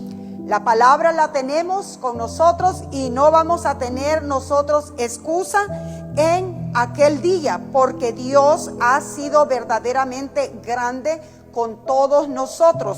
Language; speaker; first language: Spanish; native; Spanish